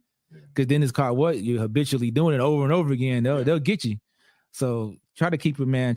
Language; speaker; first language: English; native; English